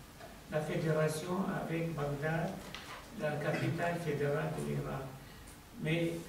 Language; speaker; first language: French; non-native, fluent; Arabic